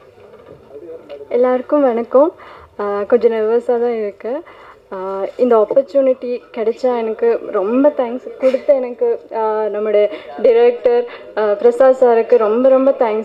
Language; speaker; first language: Tamil; non-native, learner; Malayalam